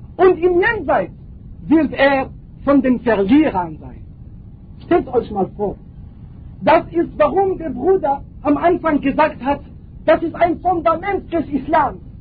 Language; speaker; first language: German; non-native, fluent; Arabic